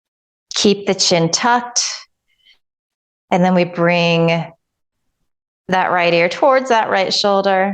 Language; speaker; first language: English; native; English